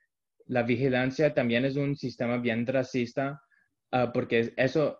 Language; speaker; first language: Spanish; early bilingual, heritage; Spanish